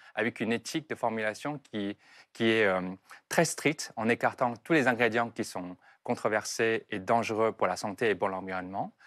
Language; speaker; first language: French; non-native, fluent; Chinese